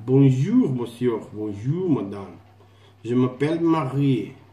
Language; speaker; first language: French; non-native, learner; Portuguese